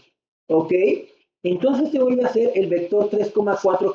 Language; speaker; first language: Spanish; native; Spanish